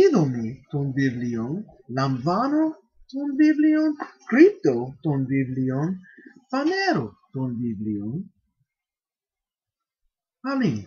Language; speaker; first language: Greek; non-native, fluent; English